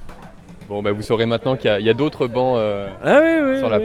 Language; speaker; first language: French; native; French